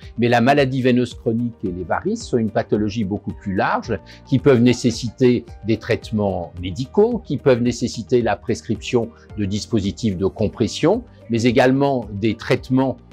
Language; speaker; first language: French; native; French